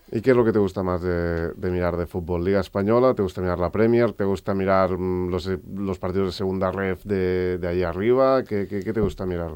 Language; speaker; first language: Spanish; non-native, local second language; Catalan